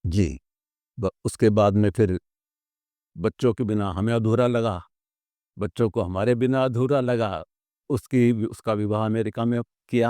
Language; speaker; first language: Hindi; native; Hindi